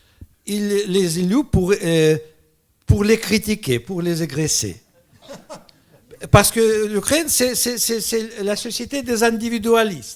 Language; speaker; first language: French; non-native, fluent; Russian